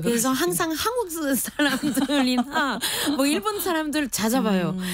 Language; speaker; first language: Korean; non-native, fluent; French